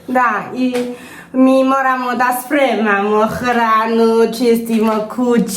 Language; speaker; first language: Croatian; non-native, learner; Chinese